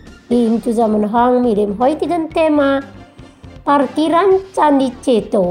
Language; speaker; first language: German; non-native, fluent; Indonesian